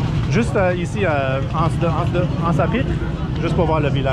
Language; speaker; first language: French; non-native, local second language; English